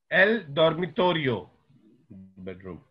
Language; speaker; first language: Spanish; non-native, learner; Hindi